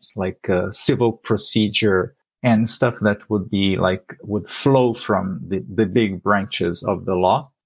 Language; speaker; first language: English; non-native, fluent; Portuguese